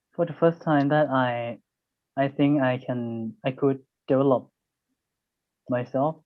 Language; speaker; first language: English; non-native, learner; Thai